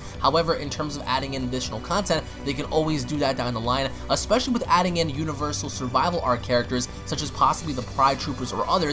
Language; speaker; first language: English; native; English